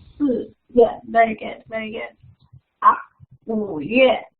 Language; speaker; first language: Chinese; non-native, fluent; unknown